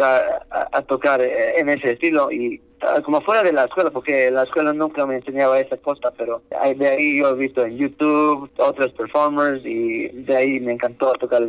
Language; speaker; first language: Spanish; early bilingual, heritage; Spanish